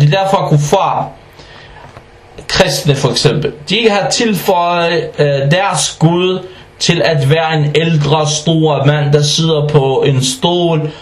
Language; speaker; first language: Danish; non-native, fluent; Arabic